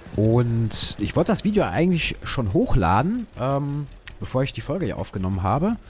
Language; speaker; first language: German; native; German